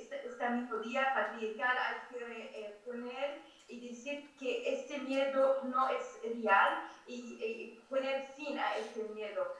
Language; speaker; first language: Spanish; non-native, fluent; Arabic